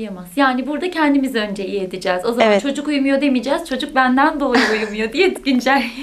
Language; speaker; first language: Turkish; native; Turkish